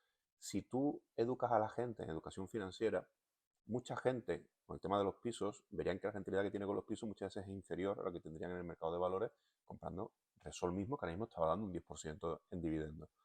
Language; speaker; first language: Spanish; native; Spanish